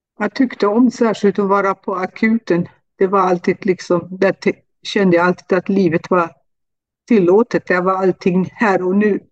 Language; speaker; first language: Swedish; non-native, fluent; German